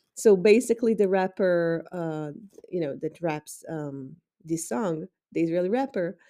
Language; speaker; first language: English; non-native, fluent; Hebrew